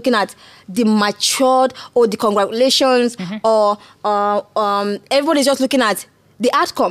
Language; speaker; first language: English; non-native, local second language; Igbo